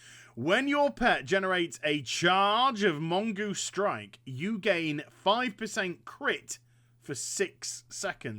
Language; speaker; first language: English; native; English